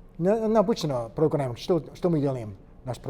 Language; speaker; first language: Russian; non-native, learner; English